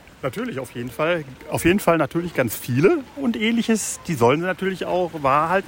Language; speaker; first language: German; native; German